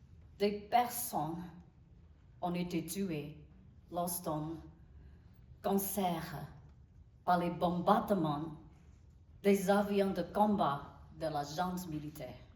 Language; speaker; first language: French; non-native, learner; Burmese